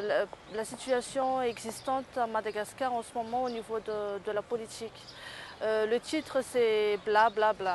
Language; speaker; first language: French; non-native, local second language; Malagasy